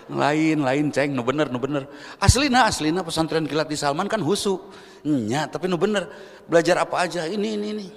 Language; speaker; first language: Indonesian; non-native, local second language; Sundanese